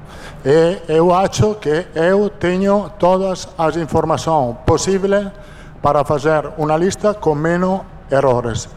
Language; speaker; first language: Portuguese; non-native, fluent; Italian